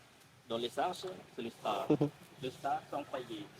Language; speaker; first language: French; non-native, learner; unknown